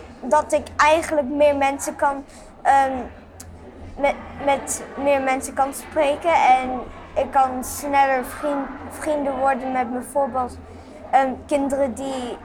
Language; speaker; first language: Dutch; early bilingual, other home language; English